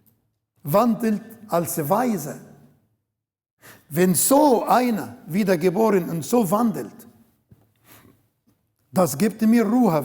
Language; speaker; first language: German; non-native, learner; Arabic